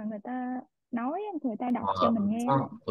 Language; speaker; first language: Korean; non-native, learner; Vietnamese